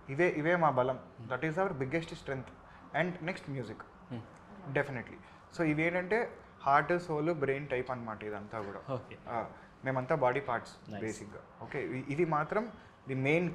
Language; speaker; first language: Telugu; native; Telugu